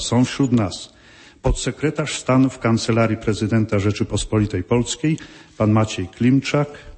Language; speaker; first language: Polish; native; Polish